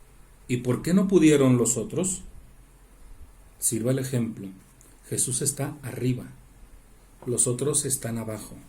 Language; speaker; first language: Spanish; native; Spanish